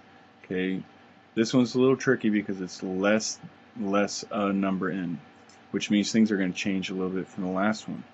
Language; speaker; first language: English; native; English